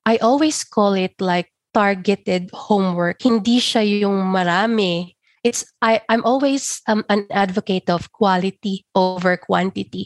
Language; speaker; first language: English; non-native, local second language; Filipino